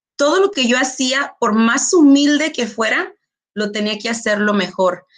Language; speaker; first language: Spanish; early bilingual, heritage; Spanish